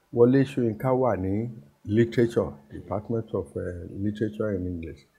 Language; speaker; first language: Yoruba; native; Yoruba